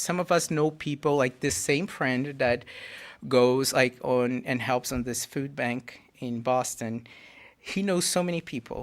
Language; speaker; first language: English; non-native, fluent; Portuguese